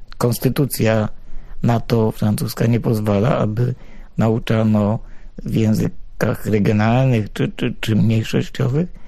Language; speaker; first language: Polish; native; Polish